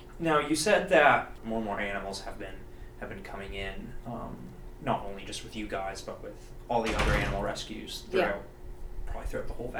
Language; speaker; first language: English; native; English